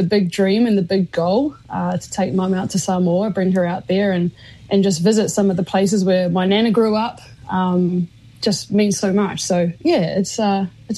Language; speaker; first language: English; native; English